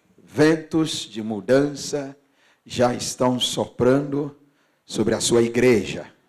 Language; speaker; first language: Portuguese; non-native, fluent; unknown